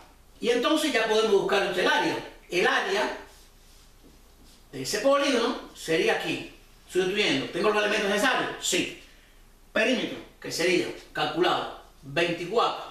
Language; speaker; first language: Spanish; native; Spanish